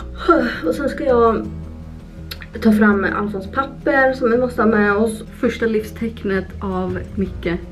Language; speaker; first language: Swedish; native; Swedish